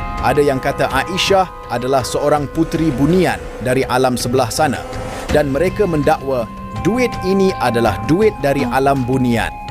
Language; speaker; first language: Malay; native; Malay